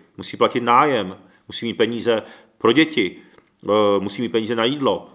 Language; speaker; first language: Czech; early bilingual, other home language; Japanese